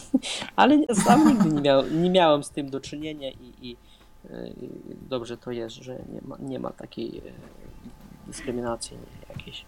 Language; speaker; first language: Polish; non-native, fluent; Russian